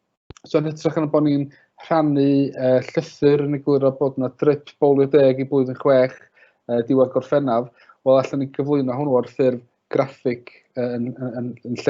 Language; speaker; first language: Welsh; native; Welsh